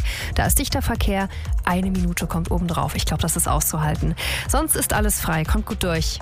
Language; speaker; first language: German; native; German